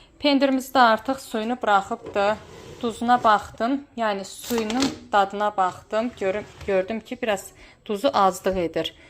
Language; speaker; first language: Azerbaijani; native; Azerbaijani